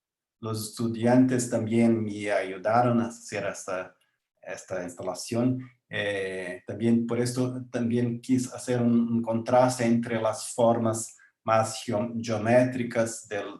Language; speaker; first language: Spanish; non-native, learner; Portuguese